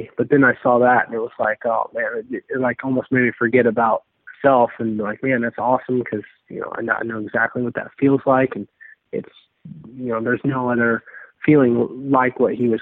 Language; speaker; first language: English; native; English